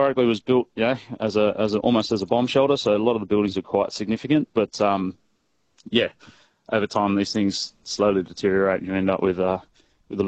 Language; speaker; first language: English; native; English